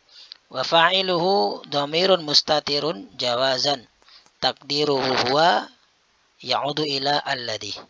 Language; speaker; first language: Arabic; non-native, fluent; Indonesian